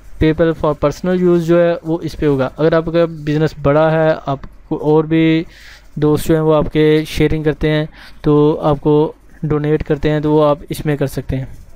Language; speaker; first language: Urdu; non-native, local second language; Punjabi